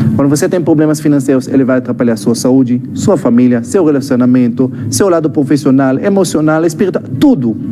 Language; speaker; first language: Portuguese; non-native, fluent; Hebrew